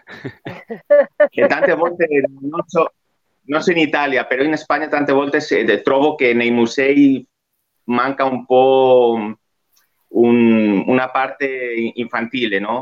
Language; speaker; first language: Italian; non-native, fluent; Spanish